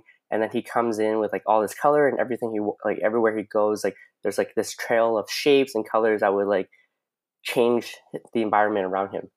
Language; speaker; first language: English; native; English